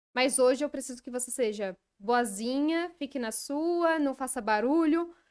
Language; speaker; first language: Portuguese; native; Portuguese